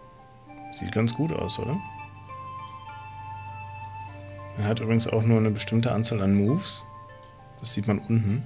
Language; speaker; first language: German; native; German